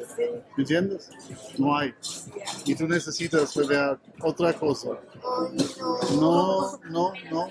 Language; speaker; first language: Spanish; non-native, learner; German